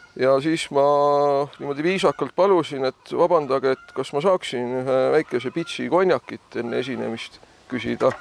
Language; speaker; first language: Estonian; native; Estonian